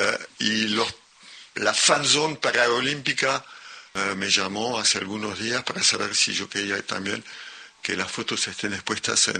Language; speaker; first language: Spanish; non-native, local second language; French